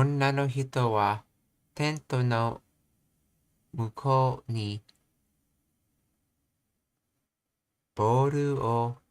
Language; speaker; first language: Japanese; non-native, learner; English